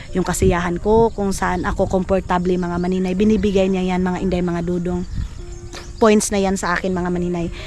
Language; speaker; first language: Filipino; non-native, local second language; Cebuano